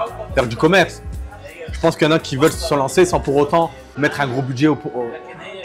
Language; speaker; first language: French; native; French